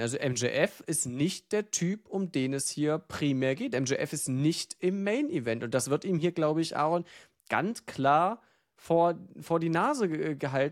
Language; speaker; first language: German; native; German